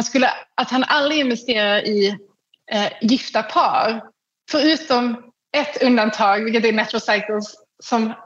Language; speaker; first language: Swedish; native; Swedish